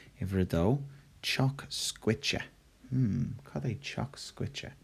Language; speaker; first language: Irish; non-native, local second language; English